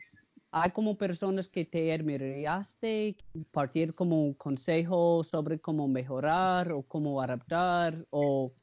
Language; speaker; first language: Spanish; non-native, learner; English